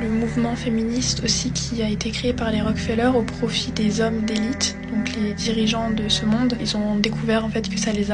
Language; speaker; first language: French; native; French